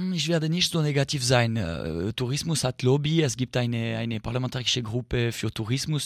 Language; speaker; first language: German; non-native, local second language; French